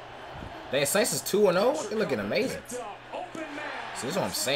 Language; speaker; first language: English; native; English